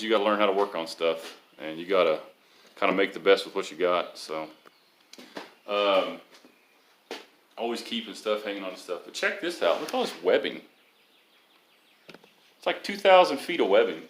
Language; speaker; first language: English; native; English